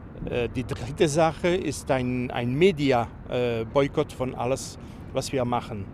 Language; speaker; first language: German; non-native, fluent; French